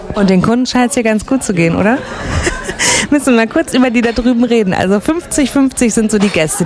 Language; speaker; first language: German; native; German